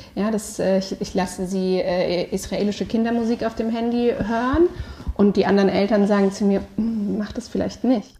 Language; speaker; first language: German; native; German